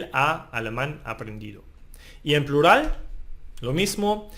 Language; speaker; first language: Spanish; non-native, fluent; German